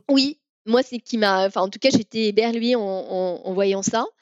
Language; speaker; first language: French; native; French